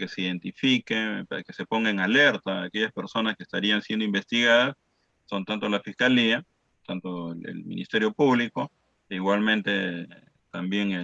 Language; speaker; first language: Spanish; native; Spanish